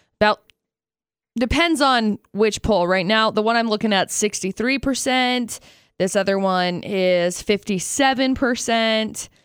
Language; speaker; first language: English; native; English